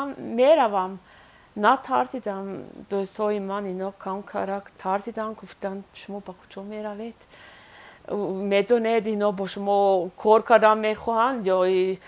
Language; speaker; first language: Persian; non-native, learner; Swiss German